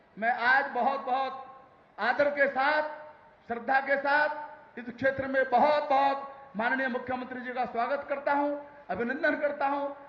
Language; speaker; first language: Hindi; native; Hindi